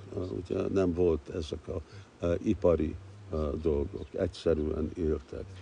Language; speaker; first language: Hungarian; early bilingual, heritage; Hungarian